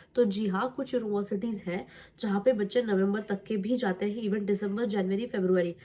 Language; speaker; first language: Hindi; non-native, local second language; Marathi